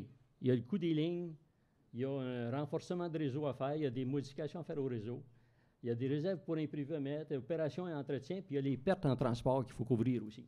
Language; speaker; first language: French; native; French